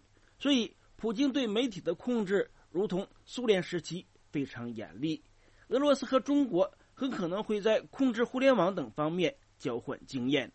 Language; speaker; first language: Chinese; native; Chinese